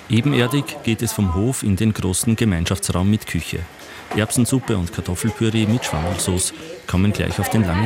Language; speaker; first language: German; native; German